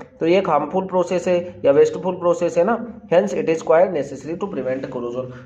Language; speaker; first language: Hindi; native; Hindi